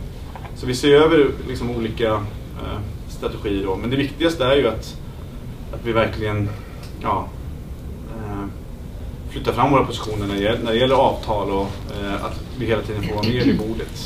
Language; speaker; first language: Swedish; native; Swedish